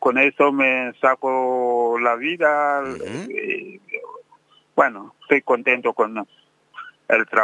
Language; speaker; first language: Spanish; non-native, fluent; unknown